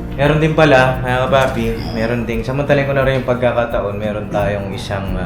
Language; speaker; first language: Filipino; native; Filipino